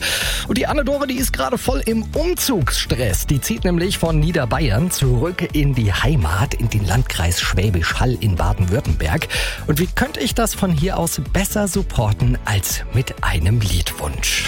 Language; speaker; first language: German; native; German